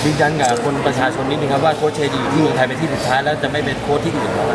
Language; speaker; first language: Thai; native; Thai